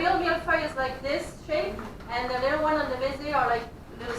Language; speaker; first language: English; non-native, fluent; French